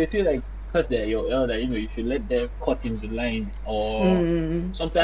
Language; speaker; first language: English; non-native, local second language; Bini